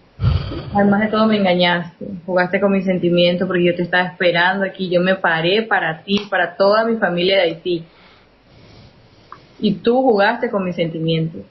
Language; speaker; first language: Spanish; native; Spanish